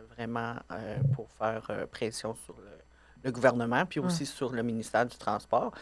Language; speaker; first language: French; native; French